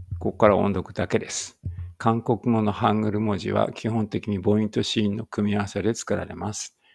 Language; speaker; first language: Japanese; native; Japanese